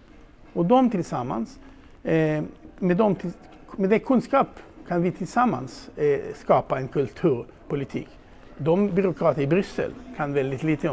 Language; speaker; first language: Swedish; non-native, fluent; Hebrew